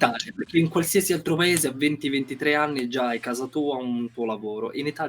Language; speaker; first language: Italian; non-native, fluent; Romanian